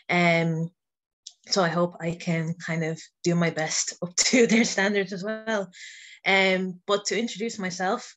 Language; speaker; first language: English; native; English